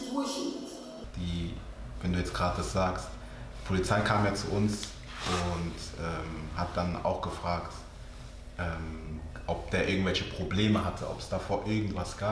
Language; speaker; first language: German; early bilingual, other home language; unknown